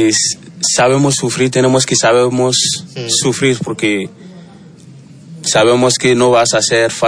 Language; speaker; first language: Spanish; non-native, learner; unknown